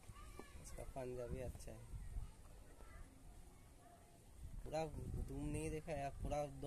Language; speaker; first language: Hindi; non-native, local second language; Bangla